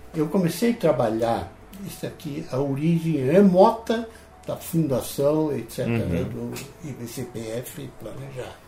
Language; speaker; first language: Portuguese; non-native, fluent; Dutch